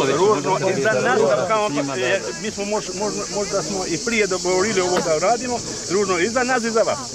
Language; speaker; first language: Serbian; non-native, local second language; Albanian